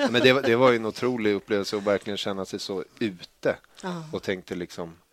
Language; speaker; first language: Swedish; native; Swedish